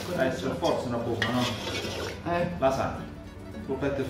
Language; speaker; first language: Italian; native; Italian